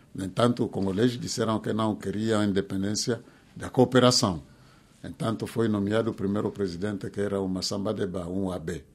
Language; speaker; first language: Portuguese; non-native, fluent; Kongo